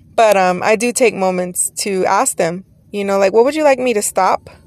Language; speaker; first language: English; native; English